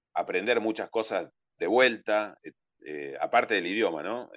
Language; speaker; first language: Spanish; native; Spanish